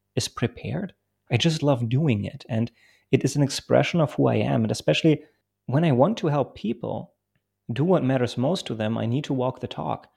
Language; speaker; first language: English; non-native, fluent; German